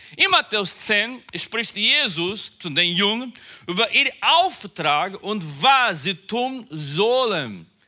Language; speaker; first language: German; non-native, learner; Portuguese